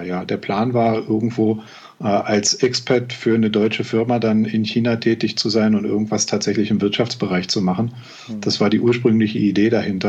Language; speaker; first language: German; native; German